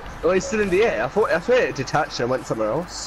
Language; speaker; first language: English; native; English